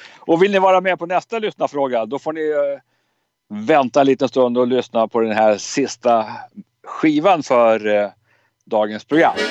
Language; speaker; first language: Swedish; native; Swedish